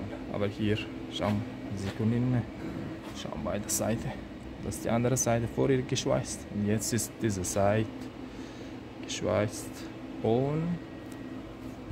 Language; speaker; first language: German; non-native, learner; Persian